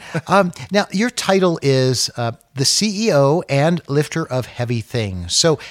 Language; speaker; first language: English; native; English